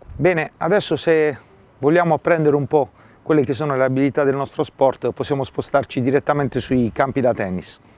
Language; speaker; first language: Italian; native; Italian